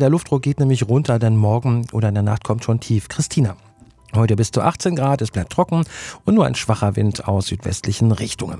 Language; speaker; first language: German; native; German